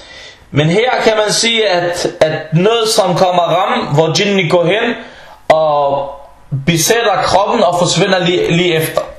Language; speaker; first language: Danish; early bilingual, other home language; Arabic